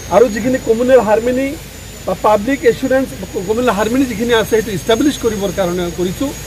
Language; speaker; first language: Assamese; non-native, local second language; Bangla